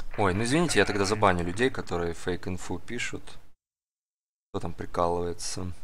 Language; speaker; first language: Russian; native; Russian